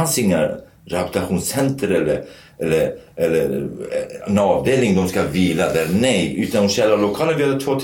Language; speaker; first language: Swedish; non-native, fluent; Kurdish